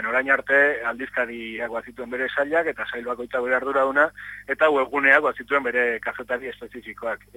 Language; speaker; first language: Basque; native; Basque